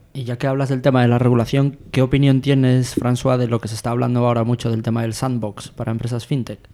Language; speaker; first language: Spanish; native; Spanish